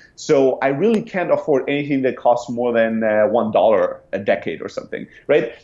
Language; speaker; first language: English; non-native, fluent; German